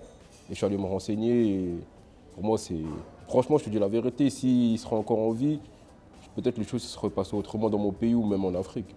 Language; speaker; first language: French; native; French